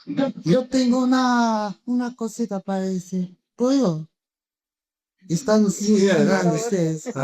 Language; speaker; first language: Spanish; non-native, fluent; Portuguese